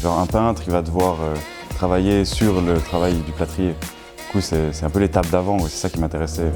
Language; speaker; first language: French; native; French